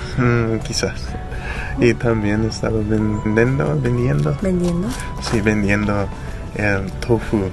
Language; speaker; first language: Spanish; non-native, learner; English